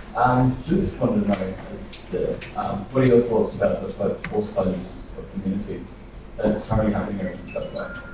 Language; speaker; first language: English; non-native, fluent; Polish